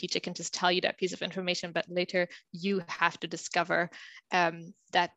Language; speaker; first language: English; non-native, fluent; German